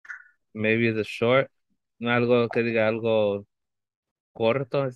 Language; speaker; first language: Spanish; early bilingual, heritage; Spanish